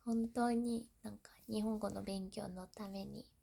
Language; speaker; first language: Japanese; non-native, learner; English